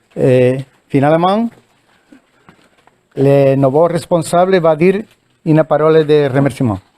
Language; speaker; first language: French; non-native, learner; Spanish